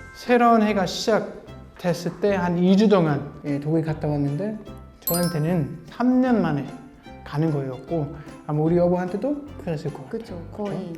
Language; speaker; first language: Korean; non-native, fluent; German